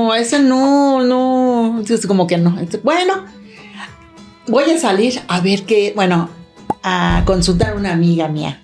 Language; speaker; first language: Spanish; non-native, learner; Thai